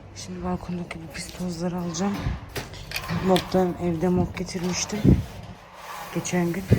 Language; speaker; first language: Turkish; early bilingual, heritage; Turkish